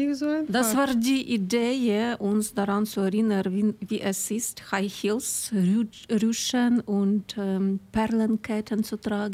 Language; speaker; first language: German; non-native, learner; Ukrainian